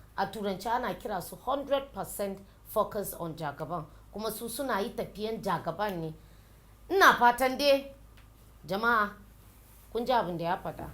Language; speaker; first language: Hausa; non-native, local second language; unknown